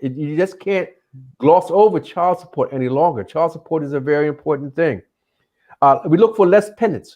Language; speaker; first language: English; native; English